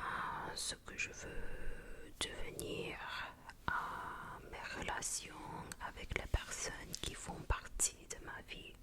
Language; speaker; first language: French; non-native, fluent; Japanese